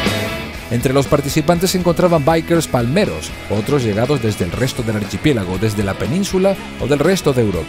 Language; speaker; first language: Spanish; native; Spanish